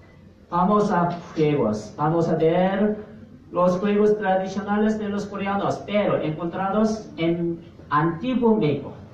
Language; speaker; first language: Spanish; non-native, fluent; Korean